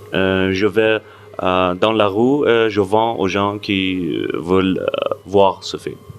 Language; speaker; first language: French; non-native, fluent; Persian